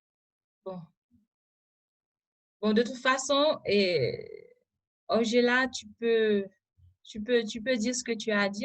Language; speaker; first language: French; non-native, local second language; Haitian Creole